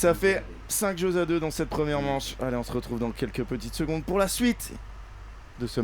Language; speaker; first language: French; native; French